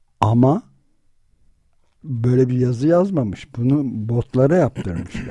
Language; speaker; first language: Turkish; native; Turkish